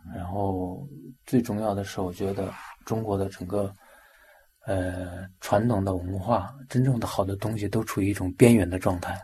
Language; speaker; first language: Chinese; non-native, local second language; Mongolian